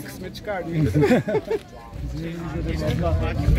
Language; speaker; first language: Turkish; native; Turkish